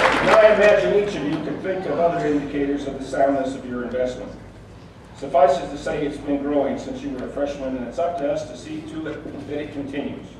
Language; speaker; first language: English; native; English